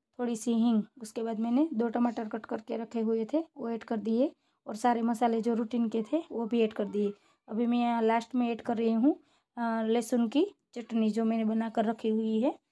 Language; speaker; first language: Hindi; non-native, local second language; Gujarati